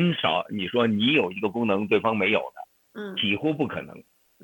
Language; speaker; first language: Chinese; native; Chinese